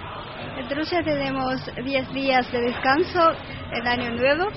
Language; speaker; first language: Spanish; non-native, learner; Russian